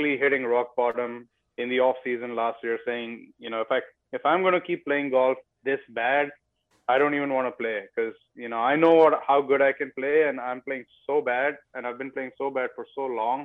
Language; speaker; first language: English; non-native, local second language; Bangla